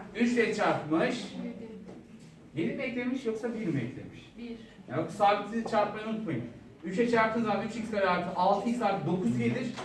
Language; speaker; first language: Turkish; native; Turkish